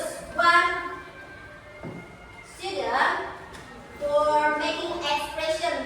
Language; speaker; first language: English; non-native, learner; Indonesian